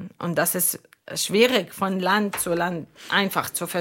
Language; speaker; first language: German; non-native, fluent; Arabic